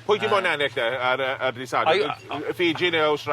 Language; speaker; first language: Welsh; non-native, learner; English